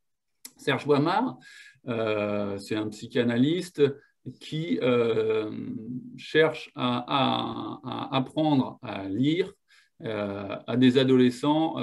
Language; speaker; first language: French; native; French